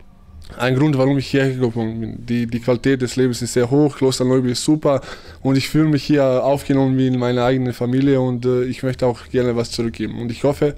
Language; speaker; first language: German; early bilingual, other home language; Bosnian